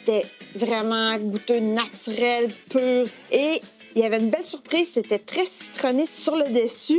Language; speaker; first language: French; native; French